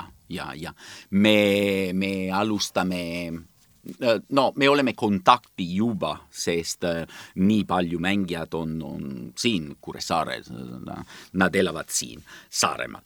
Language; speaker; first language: Estonian; non-native, learner; Italian